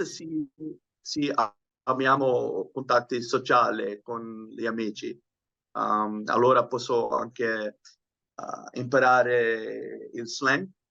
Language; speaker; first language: Italian; non-native, learner; Dutch